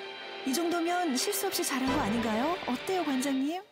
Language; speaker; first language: Korean; native; Korean